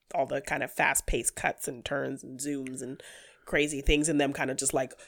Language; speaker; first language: English; native; English